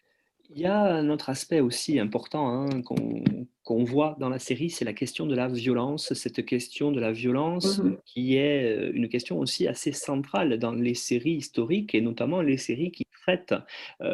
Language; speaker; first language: French; native; French